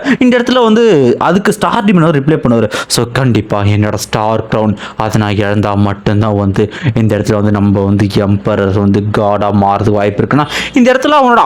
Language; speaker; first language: Tamil; native; Tamil